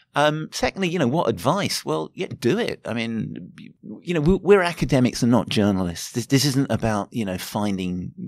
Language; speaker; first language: English; native; English